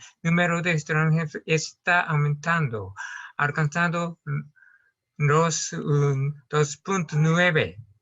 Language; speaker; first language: Spanish; non-native, learner; Japanese